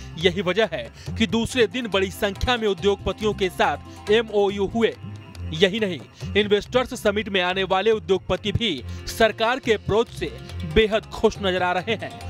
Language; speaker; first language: Hindi; native; Hindi